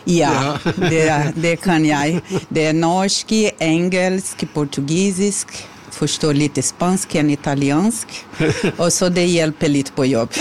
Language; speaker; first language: Norwegian; non-native, learner; Portuguese